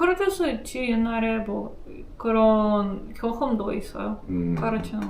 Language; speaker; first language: Korean; non-native, fluent; Russian